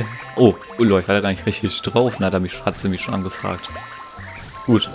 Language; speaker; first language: German; native; German